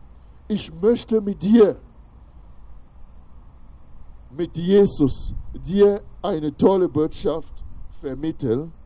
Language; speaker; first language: German; non-native, fluent; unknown